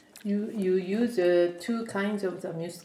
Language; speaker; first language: English; non-native, learner; Japanese